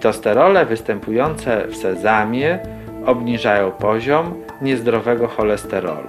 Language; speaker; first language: Polish; native; Polish